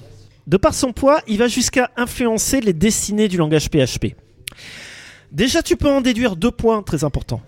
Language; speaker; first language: French; native; French